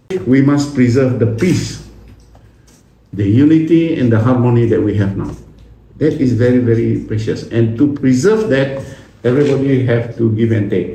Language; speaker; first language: English; non-native, local second language; Iban